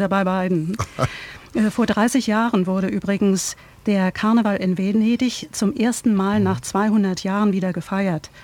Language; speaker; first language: German; native; German